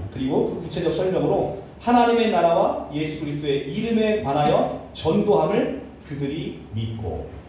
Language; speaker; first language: Korean; native; Korean